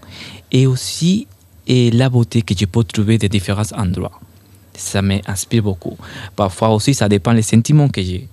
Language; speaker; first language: French; non-native, fluent; Spanish